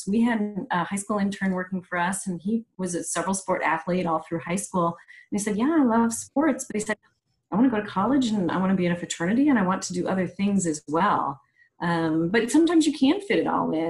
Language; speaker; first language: English; native; English